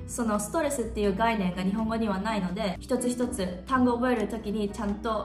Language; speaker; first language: Japanese; native; Japanese